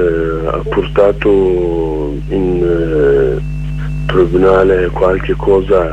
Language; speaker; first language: Italian; non-native, learner; Kurdish